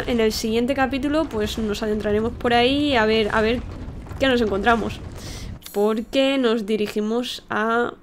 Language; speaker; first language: Spanish; native; Spanish